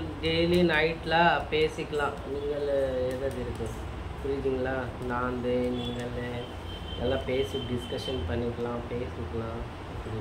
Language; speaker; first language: Tamil; non-native, fluent; Hindi